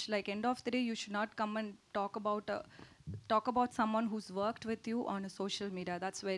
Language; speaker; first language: Telugu; non-native, learner; Tamil